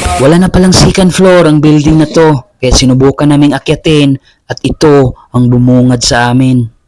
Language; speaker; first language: Filipino; non-native, local second language; Cebuano